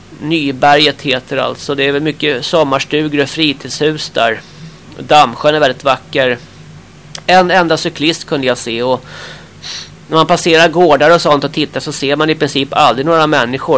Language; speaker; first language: Swedish; native; Swedish